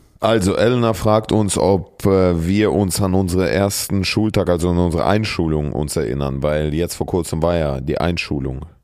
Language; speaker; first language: German; early bilingual, other home language; Russian